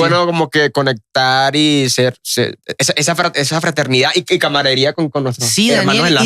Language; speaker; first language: Spanish; native; Spanish